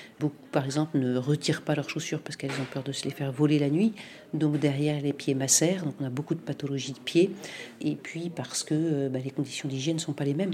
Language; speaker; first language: French; native; French